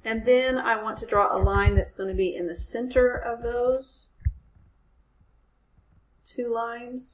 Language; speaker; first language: English; native; English